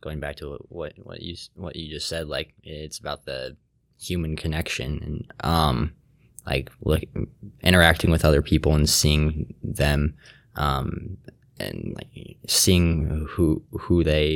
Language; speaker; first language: English; native; English